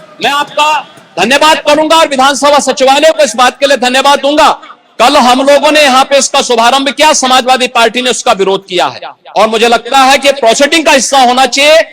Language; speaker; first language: Hindi; native; Hindi